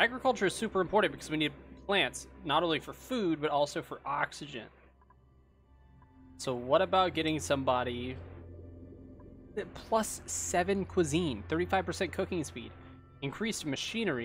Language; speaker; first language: English; native; English